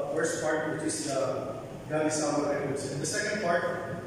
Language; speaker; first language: English; non-native, local second language; Filipino